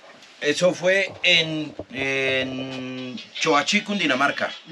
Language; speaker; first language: Spanish; native; Spanish